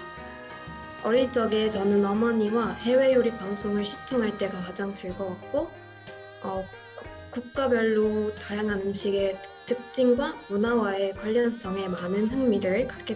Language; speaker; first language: Korean; non-native, fluent; Arabic